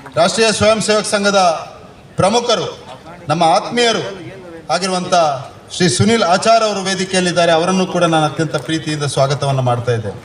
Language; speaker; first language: Kannada; non-native, local second language; Tulu